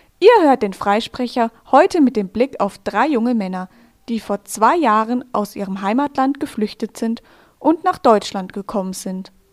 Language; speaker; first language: German; native; German